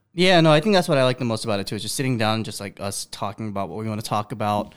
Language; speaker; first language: English; early bilingual, other home language; Korean